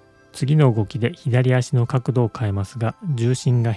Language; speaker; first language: Japanese; native; Japanese